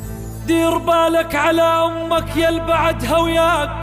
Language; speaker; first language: Arabic; native; Arabic